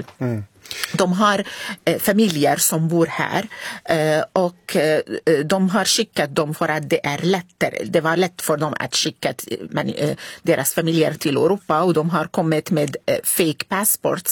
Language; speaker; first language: Swedish; non-native, learner; Arabic